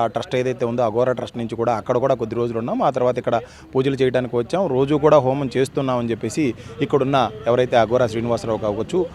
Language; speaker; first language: Telugu; native; Telugu